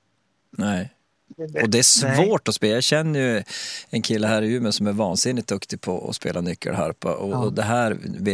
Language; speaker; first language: Swedish; native; Swedish